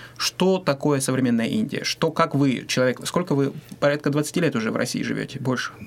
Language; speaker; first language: Russian; native; Russian